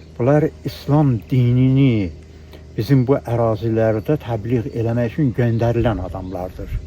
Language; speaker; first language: Azerbaijani; non-native, local second language; Talysh